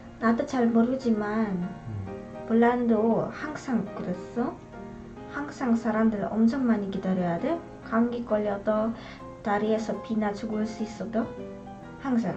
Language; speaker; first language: Korean; non-native, learner; Polish